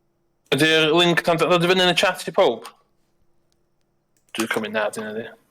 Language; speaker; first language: Welsh; native; Welsh